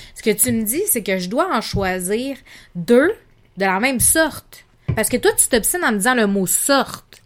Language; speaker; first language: French; native; French